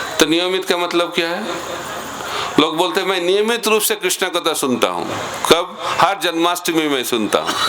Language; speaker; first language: Hindi; non-native, local second language; Bangla